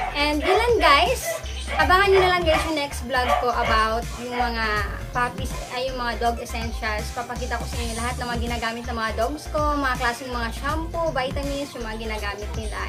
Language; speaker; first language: Filipino; non-native, local second language; Bikol